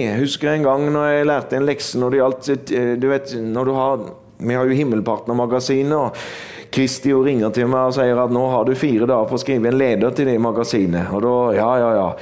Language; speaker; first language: Norwegian; native; Norwegian